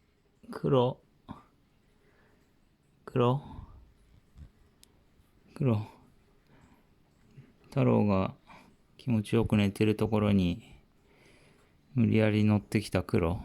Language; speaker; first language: Japanese; native; Japanese